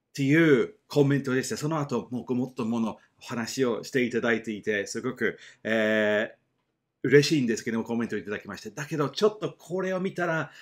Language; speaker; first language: Japanese; non-native, fluent; English